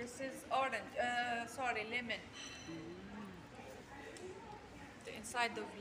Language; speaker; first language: English; non-native, learner; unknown